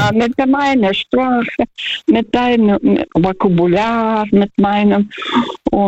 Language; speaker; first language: German; non-native, fluent; Russian